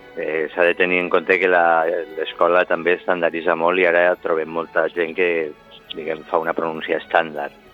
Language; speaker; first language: Catalan; native; Catalan